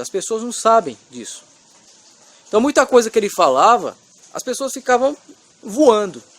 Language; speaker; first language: Portuguese; native; Portuguese